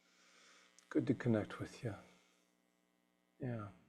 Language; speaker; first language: English; native; English